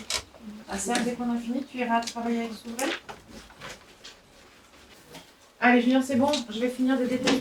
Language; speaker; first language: French; native; French